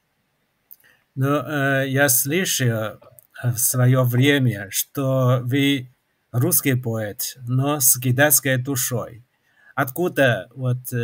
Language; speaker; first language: Russian; non-native, fluent; Chinese